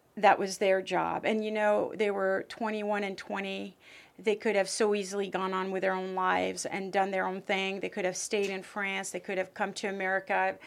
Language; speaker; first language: English; early bilingual, other home language; French